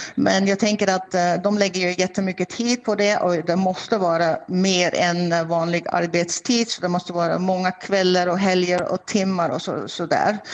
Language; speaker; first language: Swedish; non-native, fluent; Dutch